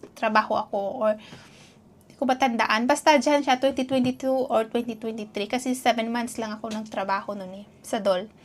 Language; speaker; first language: Filipino; non-native, local second language; Cebuano